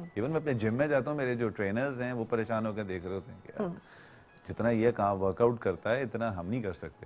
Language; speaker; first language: Urdu; native; Urdu